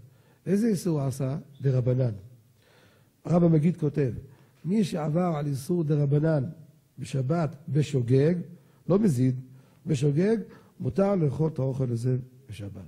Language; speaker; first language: Hebrew; native; Hebrew